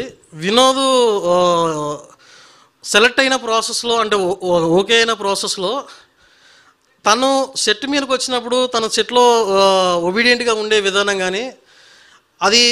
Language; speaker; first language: Telugu; native; Telugu